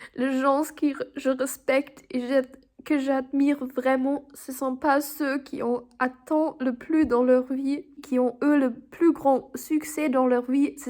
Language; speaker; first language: French; non-native, fluent; German